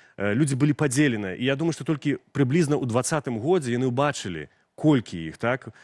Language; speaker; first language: Belarusian; non-native, local second language; Russian